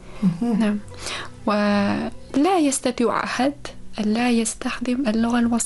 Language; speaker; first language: Arabic; non-native, fluent; Uzbek